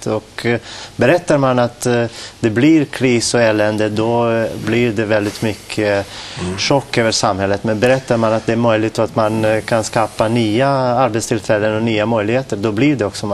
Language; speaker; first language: Swedish; non-native, fluent; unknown